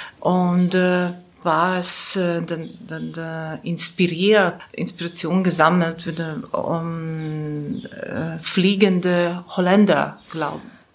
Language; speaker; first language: German; non-native, learner; Latvian